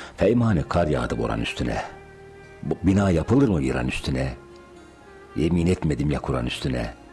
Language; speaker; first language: Turkish; native; Turkish